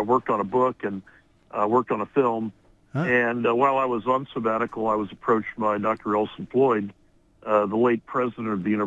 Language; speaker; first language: English; native; English